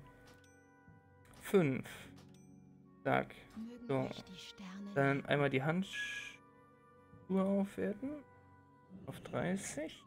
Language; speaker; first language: German; native; German